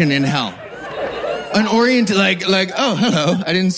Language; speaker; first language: English; native; English